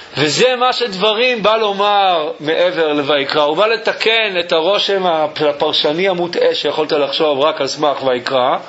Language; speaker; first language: Hebrew; early bilingual, other home language; English